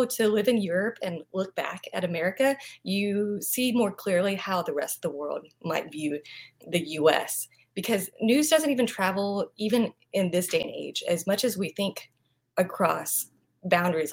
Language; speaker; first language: English; non-native, fluent; Vietnamese